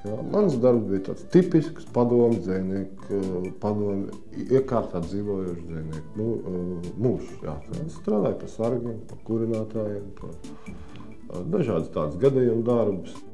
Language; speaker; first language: Latvian; native; Latvian